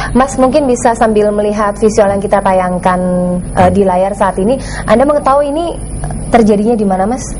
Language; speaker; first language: Indonesian; native; Indonesian